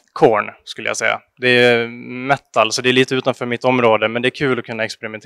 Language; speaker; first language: Swedish; native; Swedish